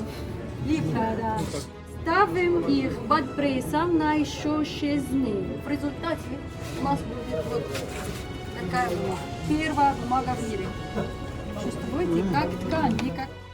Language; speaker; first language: Russian; non-native, fluent; Arabic